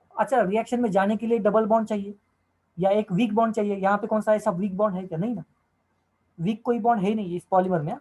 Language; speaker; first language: Hindi; non-native, local second language; Marathi